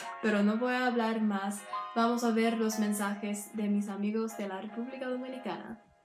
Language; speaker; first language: Spanish; non-native, fluent; English